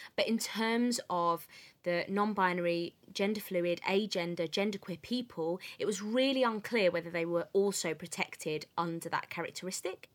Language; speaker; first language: English; native; English